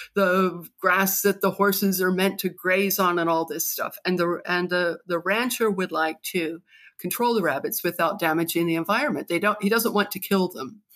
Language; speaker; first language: English; native; English